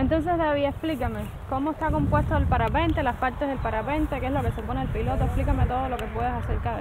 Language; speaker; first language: Spanish; native; Spanish